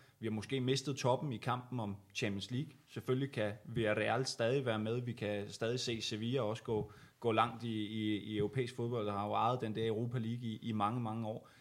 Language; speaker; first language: Danish; native; Danish